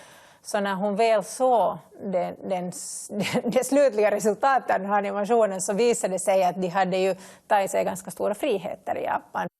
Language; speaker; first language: Swedish; native; Swedish